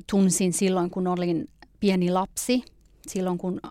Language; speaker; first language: Finnish; early bilingual, other home language; Persian